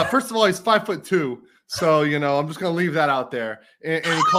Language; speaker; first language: English; native; English